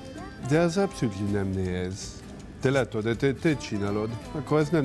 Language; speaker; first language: Hungarian; non-native, learner; French